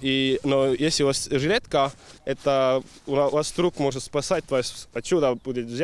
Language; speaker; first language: Russian; non-native, local second language; Estonian